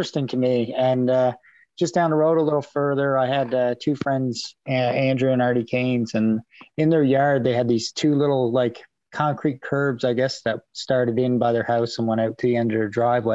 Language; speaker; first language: English; native; English